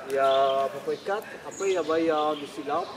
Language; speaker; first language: French; non-native, local second language; Réunion Creole French